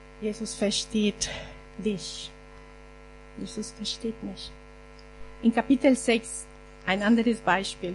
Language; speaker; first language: German; non-native, fluent; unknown